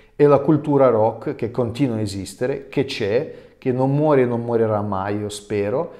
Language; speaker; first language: Italian; non-native, fluent; Russian